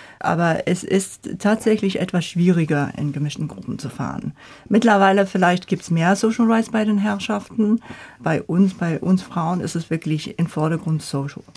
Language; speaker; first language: German; non-native, fluent; Korean